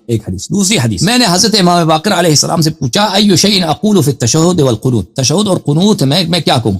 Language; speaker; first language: Urdu; non-native, fluent; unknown